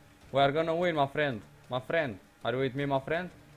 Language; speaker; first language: English; non-native, learner; Romanian